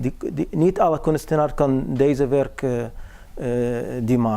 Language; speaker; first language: Dutch; non-native, learner; Arabic